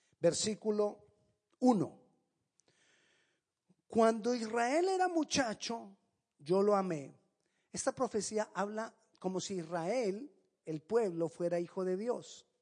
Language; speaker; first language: Spanish; native; Spanish